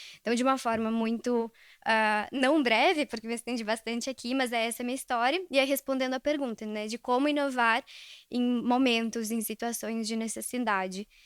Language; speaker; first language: Portuguese; early bilingual, other home language; Spanish